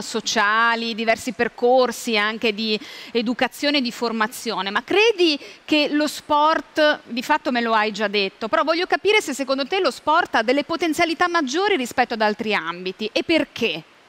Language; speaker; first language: Italian; native; Italian